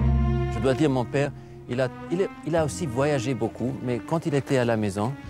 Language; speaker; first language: French; non-native, fluent; German